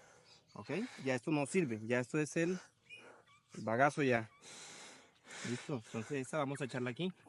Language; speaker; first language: Spanish; native; Spanish